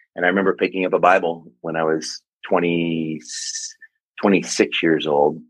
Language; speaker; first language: English; native; English